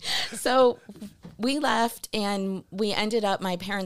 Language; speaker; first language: English; early bilingual, other home language; Portuguese